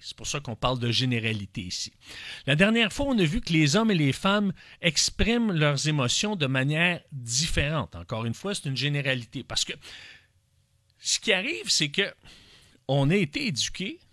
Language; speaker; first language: French; native; French